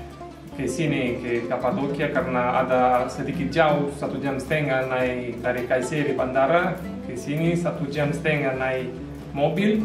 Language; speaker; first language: Indonesian; non-native, fluent; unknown